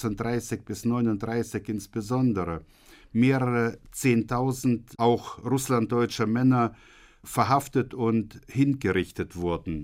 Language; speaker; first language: German; native; German